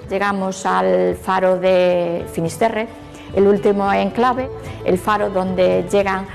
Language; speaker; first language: Spanish; native; Spanish